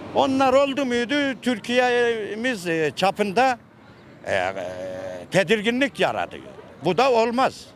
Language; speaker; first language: Turkish; native; Turkish